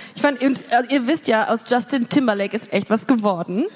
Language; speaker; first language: German; native; German